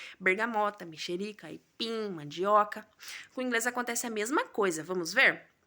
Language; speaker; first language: Portuguese; native; Portuguese